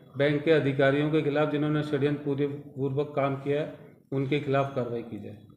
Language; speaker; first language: Hindi; native; Hindi